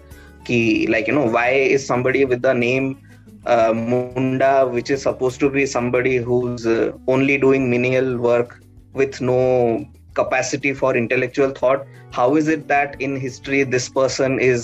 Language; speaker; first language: English; non-native, local second language; Odia